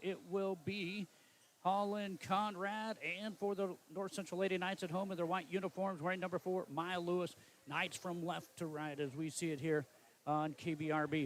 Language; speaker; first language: English; native; English